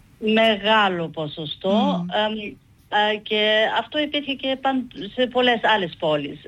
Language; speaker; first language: Greek; early bilingual, heritage; Greek